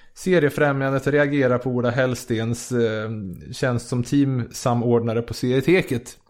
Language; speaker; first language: Swedish; native; Swedish